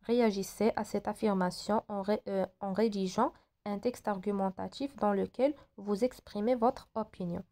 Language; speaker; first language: French; non-native, local second language; Arabic